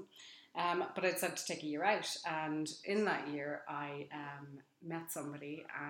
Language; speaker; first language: English; native; English